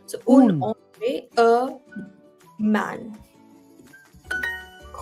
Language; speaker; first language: Spanish; non-native, learner; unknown